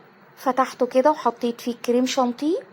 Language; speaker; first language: Arabic; native; Arabic